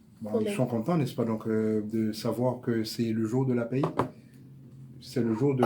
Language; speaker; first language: French; native; French